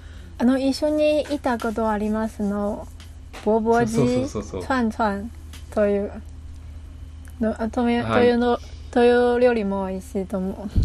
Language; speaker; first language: Japanese; non-native, learner; Chinese